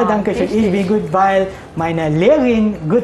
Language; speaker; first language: German; non-native, learner; Malay